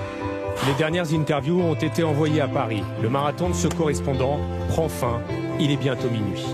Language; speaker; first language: French; native; French